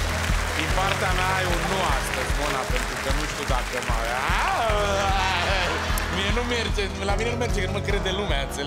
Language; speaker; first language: Romanian; native; Romanian